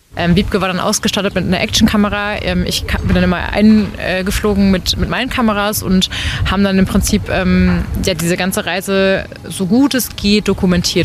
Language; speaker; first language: German; native; German